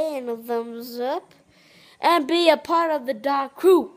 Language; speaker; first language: English; native; English